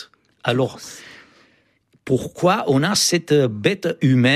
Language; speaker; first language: French; non-native, fluent; Romanian